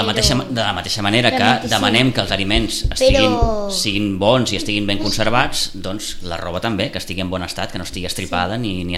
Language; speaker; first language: Catalan; native; Catalan